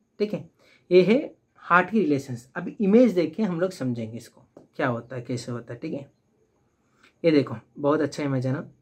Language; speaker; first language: Hindi; non-native, local second language; Telugu